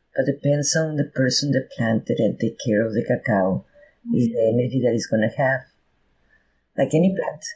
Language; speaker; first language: English; non-native, fluent; Spanish